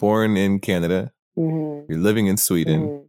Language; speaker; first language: English; native; English